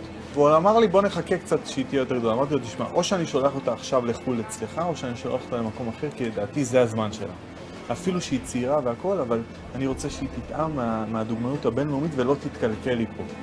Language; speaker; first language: Hebrew; native; Hebrew